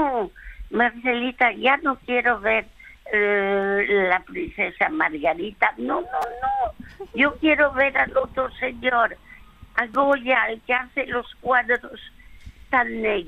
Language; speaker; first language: Spanish; early bilingual, other home language; French